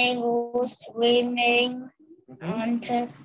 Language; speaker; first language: English; non-native, learner; Vietnamese